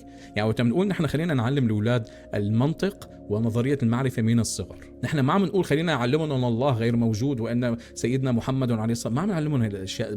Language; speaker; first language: Arabic; native; Arabic